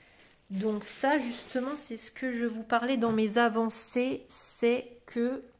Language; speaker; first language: French; native; French